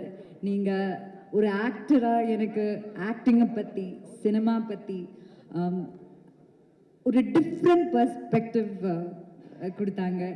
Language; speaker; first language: Tamil; non-native, local second language; Malayalam